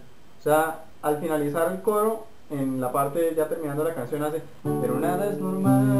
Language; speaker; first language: Spanish; native; Spanish